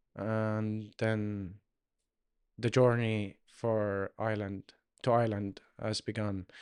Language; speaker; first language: English; non-native, learner; Arabic